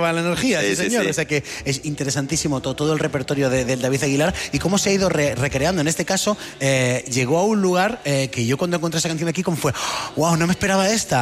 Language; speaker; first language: Spanish; native; Spanish